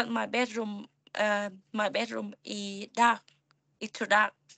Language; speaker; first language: English; non-native, learner; Vietnamese